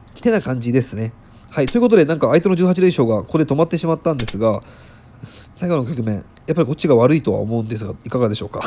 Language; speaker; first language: Japanese; native; Japanese